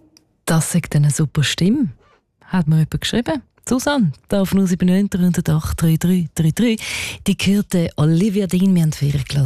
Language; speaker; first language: German; native; German